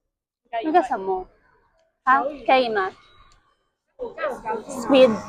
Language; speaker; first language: Chinese; non-native, learner; Filipino